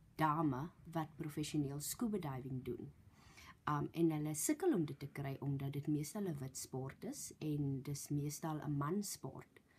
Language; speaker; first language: Afrikaans; native; Afrikaans